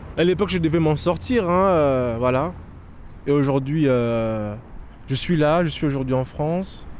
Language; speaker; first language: French; non-native, local second language; Lingala